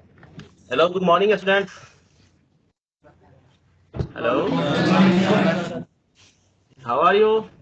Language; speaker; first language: English; non-native, learner; Hindi